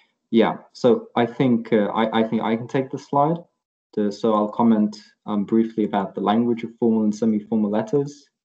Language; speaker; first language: English; non-native, fluent; Lithuanian